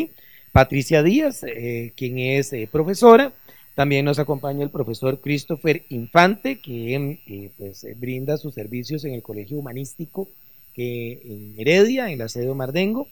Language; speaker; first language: Spanish; native; Spanish